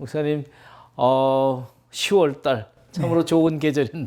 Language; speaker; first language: Korean; native; Korean